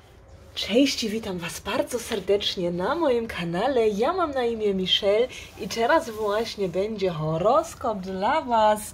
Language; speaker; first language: Polish; early bilingual, heritage; Polish